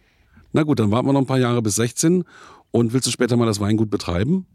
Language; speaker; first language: German; native; German